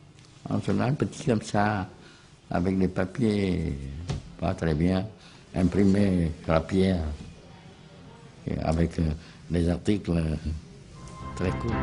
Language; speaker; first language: French; non-native, fluent; Vietnamese